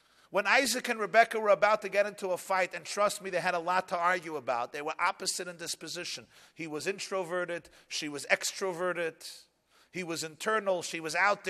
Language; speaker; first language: English; native; English